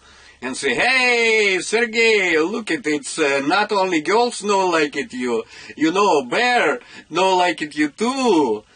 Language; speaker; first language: English; non-native, learner; Russian